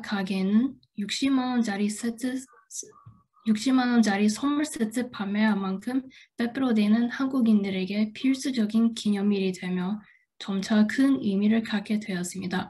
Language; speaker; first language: Korean; non-native, fluent; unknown